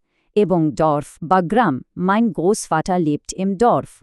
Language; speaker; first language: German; non-native, fluent; Bangla